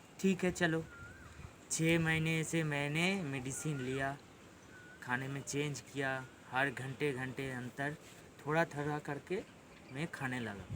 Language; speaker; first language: Hindi; non-native, local second language; Bangla